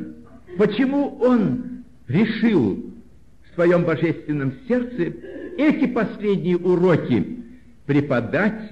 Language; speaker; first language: Russian; native; Russian